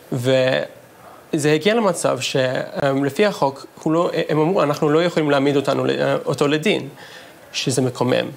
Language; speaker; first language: Hebrew; non-native, fluent; English